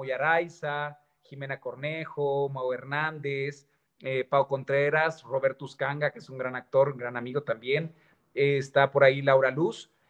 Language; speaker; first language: Spanish; native; Spanish